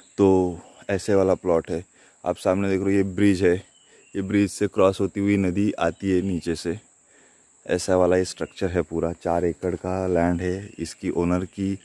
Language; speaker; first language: Hindi; non-native, local second language; Marathi